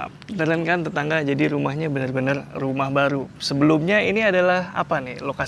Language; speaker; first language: Indonesian; native; Indonesian